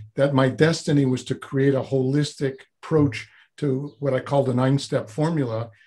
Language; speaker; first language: English; native; English